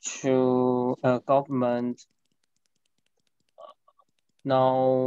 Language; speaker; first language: English; non-native, learner; Chinese